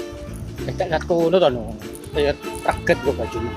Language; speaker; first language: Indonesian; non-native, local second language; Javanese